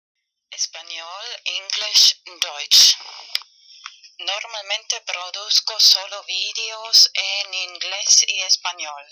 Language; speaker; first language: Spanish; non-native, fluent; German